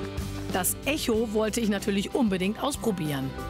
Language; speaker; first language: German; native; German